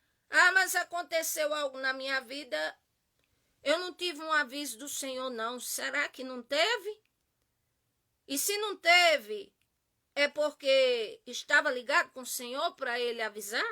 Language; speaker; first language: Portuguese; native; Portuguese